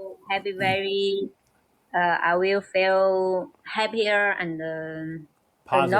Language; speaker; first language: English; non-native, learner; Chinese